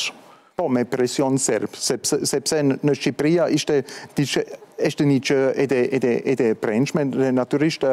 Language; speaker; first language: Albanian; non-native, fluent; German